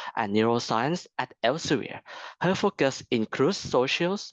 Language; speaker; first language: English; non-native, fluent; Thai